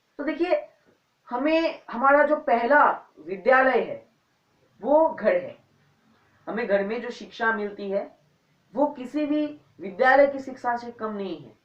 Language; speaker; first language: Hindi; non-native, local second language; Bangla